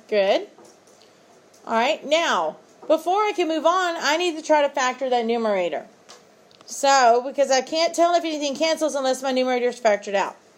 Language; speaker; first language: English; native; English